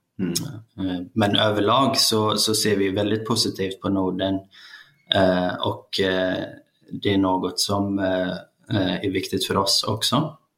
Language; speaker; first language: Swedish; early bilingual, other home language; Icelandic